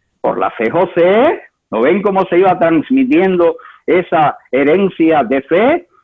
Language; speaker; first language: Spanish; native; Spanish